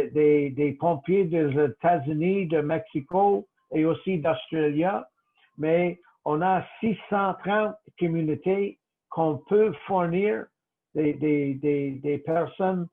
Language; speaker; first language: French; non-native, local second language; English